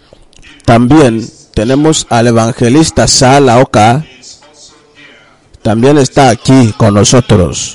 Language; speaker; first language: Spanish; non-native, learner; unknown